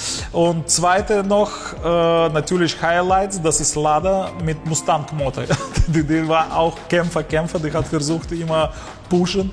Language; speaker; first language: German; non-native, learner; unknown